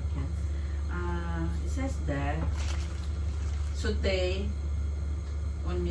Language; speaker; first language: English; non-native, learner; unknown